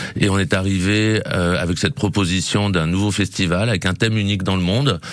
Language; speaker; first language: French; native; French